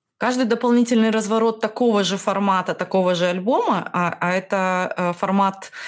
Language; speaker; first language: Russian; native; Russian